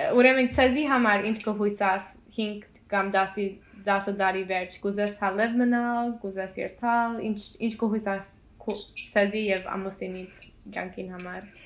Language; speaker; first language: Armenian; early bilingual, heritage; Armenian